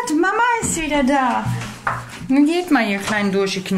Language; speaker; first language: German; native; German